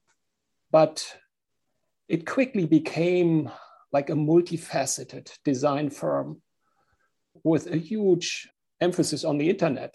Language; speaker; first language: English; non-native, fluent; German